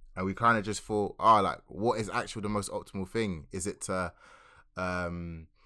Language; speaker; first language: English; early bilingual, other home language; Akan